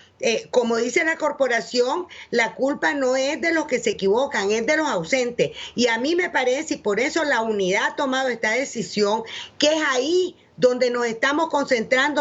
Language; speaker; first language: Spanish; native; Spanish